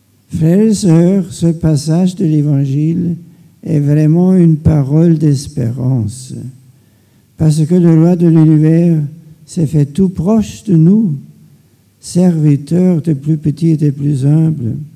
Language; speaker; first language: French; non-native, fluent; German